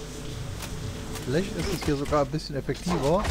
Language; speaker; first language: German; native; German